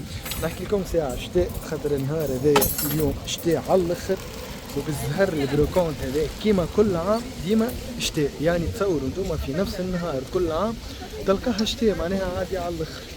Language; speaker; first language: Arabic; native; Arabic